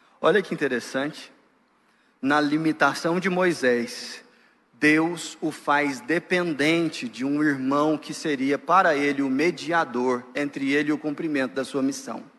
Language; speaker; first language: Portuguese; native; Portuguese